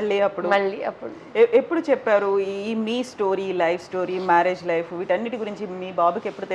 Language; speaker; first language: Telugu; native; Telugu